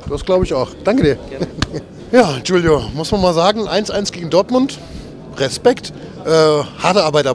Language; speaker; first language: German; native; German